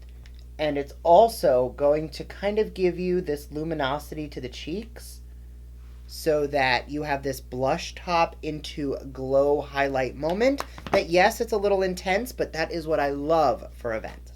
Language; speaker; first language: English; native; English